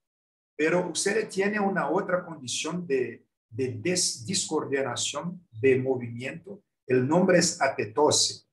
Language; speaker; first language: Spanish; non-native, learner; Portuguese